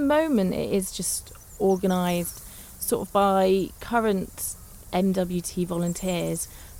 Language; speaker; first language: English; native; English